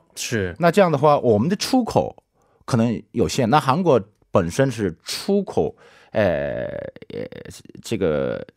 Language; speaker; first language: Chinese; non-native, fluent; Korean